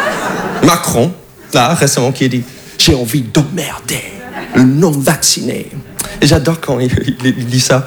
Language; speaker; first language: French; non-native, fluent; English